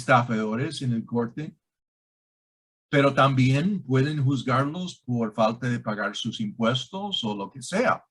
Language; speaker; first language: Spanish; non-native, fluent; English